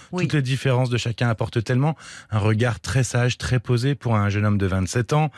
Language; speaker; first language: French; native; French